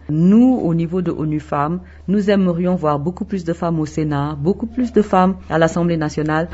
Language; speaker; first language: French; non-native, local second language; Wolof